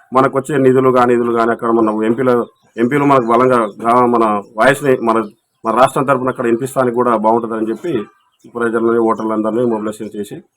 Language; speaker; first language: Telugu; non-native, local second language; Lambadi